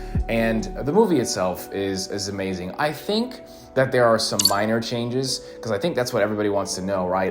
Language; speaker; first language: English; native; English